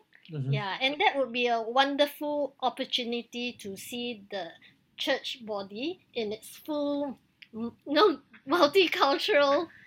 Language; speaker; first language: English; native; English